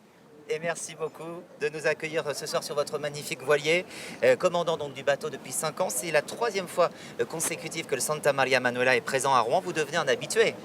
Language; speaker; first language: French; native; French